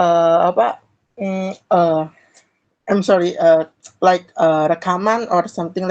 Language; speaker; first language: English; non-native, learner; Indonesian